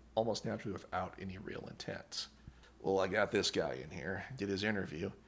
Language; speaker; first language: English; native; English